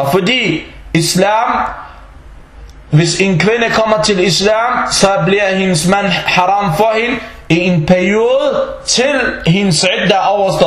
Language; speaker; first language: Danish; early bilingual, other home language; Arabic